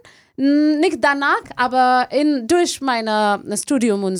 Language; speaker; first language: German; non-native, learner; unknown